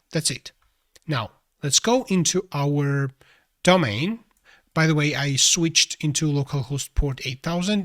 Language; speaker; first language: English; non-native, fluent; Georgian